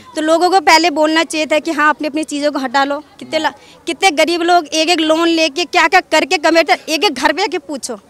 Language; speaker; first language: Hindi; native; Hindi